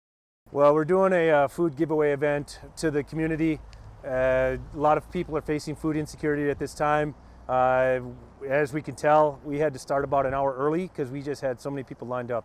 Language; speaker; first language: English; native; English